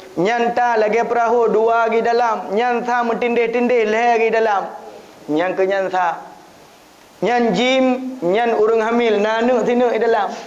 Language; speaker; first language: Malay; non-native, local second language; Achinese